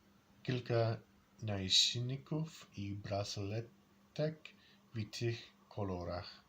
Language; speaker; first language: Polish; non-native, learner; English